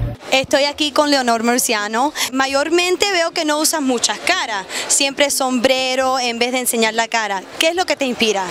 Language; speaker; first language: Spanish; early bilingual, heritage; Spanish